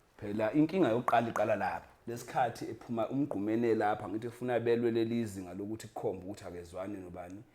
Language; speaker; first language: Zulu; native; Zulu